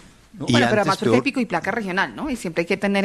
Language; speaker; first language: Spanish; native; Spanish